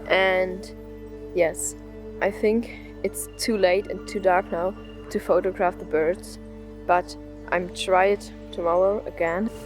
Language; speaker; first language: English; non-native, learner; German